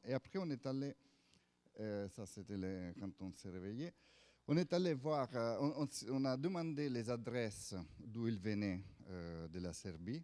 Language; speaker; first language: French; non-native, fluent; Italian